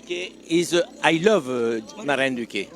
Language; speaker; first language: English; non-native, learner; French